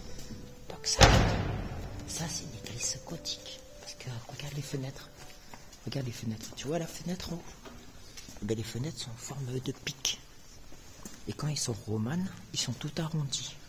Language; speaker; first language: French; native; French